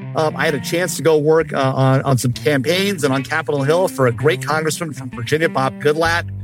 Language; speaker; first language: English; early bilingual, other home language; Hindi